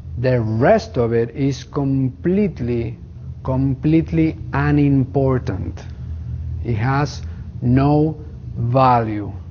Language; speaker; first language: English; non-native, fluent; Spanish